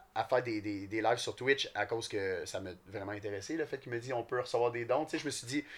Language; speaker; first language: French; native; French